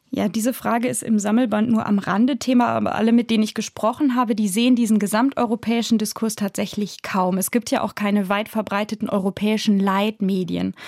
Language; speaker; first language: German; native; German